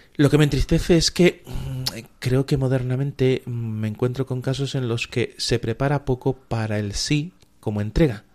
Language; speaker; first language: Spanish; native; Spanish